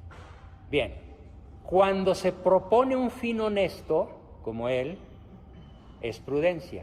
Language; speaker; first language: Spanish; native; Spanish